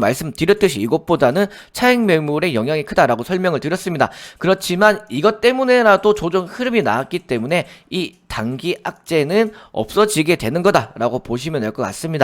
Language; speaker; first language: Korean; native; Korean